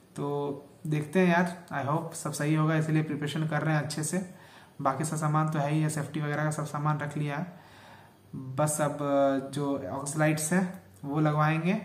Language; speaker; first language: Hindi; native; Hindi